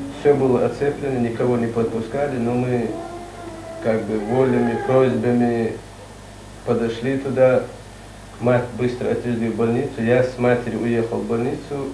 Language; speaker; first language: Russian; non-native, local second language; Chechen